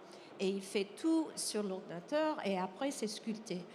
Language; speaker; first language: French; non-native, fluent; English